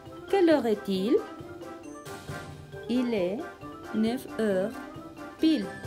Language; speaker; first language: French; non-native, fluent; Spanish